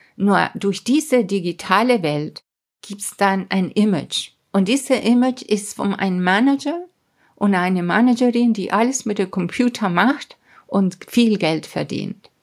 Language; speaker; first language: German; non-native, fluent; Spanish